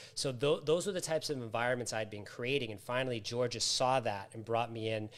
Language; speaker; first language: English; native; English